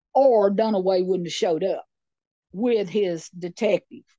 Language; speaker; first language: English; native; English